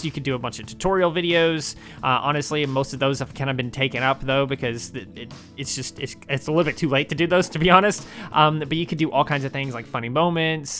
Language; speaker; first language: English; native; English